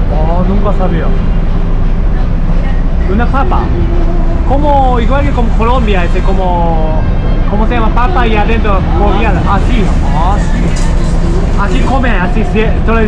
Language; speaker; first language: Spanish; non-native, learner; Japanese